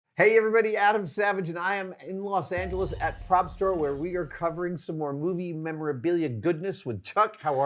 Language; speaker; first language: English; native; English